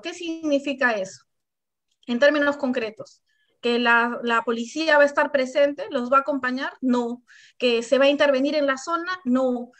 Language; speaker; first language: Spanish; native; Spanish